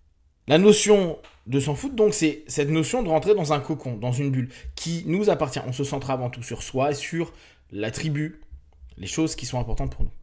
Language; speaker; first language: French; native; French